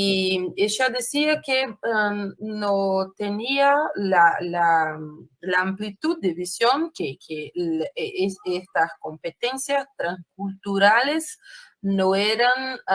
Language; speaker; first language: Spanish; non-native, fluent; Portuguese